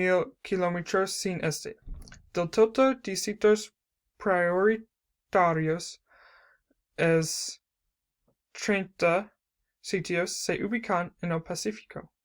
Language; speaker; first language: Spanish; non-native, learner; English